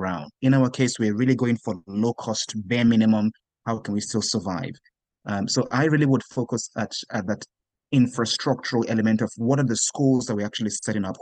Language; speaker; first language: English; non-native, local second language; Yoruba